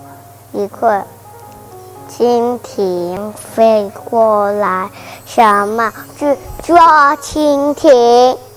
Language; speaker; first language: Chinese; non-native, local second language; Cantonese